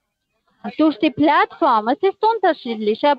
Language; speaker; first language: German; non-native, fluent; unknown